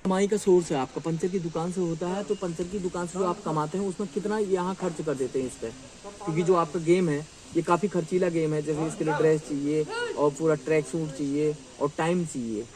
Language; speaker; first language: Hindi; native; Hindi